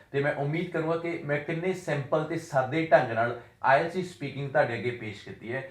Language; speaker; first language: Punjabi; native; Punjabi